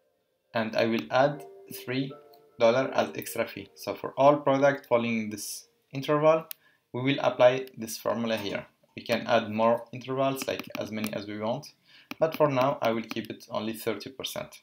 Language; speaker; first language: English; non-native, fluent; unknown